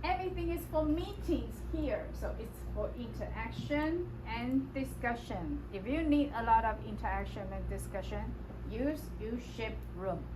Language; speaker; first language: English; non-native, fluent; Chinese